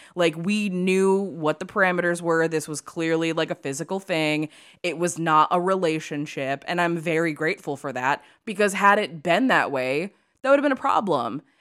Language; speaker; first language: English; native; English